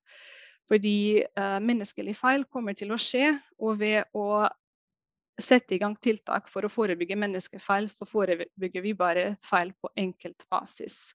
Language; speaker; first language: Norwegian; non-native, fluent; Bosnian